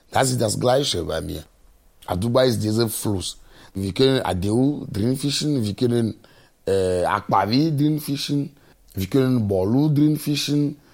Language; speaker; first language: German; non-native, fluent; Ewe